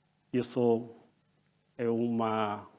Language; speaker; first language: Portuguese; non-native, fluent; Chinese